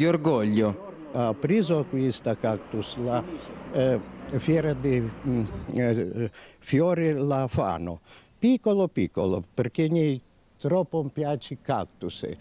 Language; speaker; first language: Italian; non-native, learner; Romanian